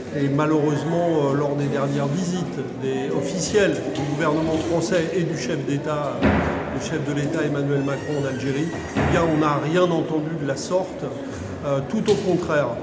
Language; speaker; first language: French; native; French